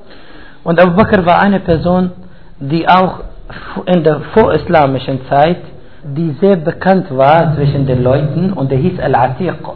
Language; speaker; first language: German; non-native, fluent; Arabic